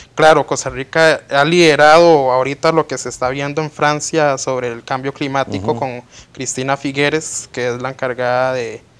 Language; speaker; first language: Spanish; native; Spanish